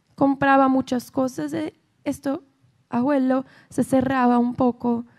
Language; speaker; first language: Spanish; non-native, learner; Portuguese